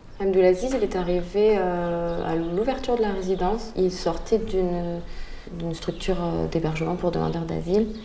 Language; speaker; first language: French; native; French